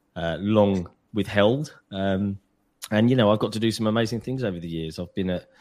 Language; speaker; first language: English; native; English